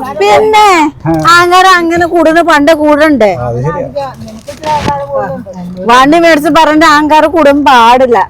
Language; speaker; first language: Malayalam; non-native, learner; Nepali